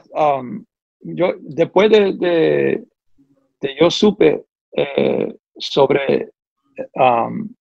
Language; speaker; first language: Spanish; early bilingual, heritage; Spanish